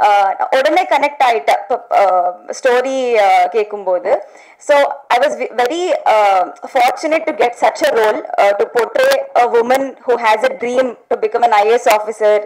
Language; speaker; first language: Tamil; non-native, learner; Telugu